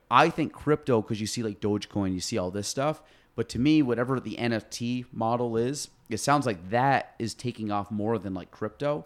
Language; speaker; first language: English; native; English